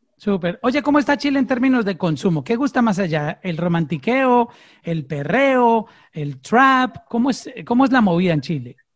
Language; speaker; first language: Spanish; native; Spanish